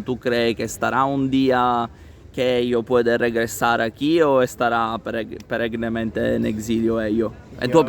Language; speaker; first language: Spanish; non-native, learner; Italian